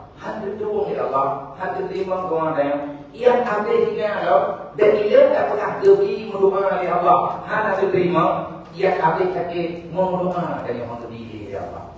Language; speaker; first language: Malay; non-native, local second language; Achinese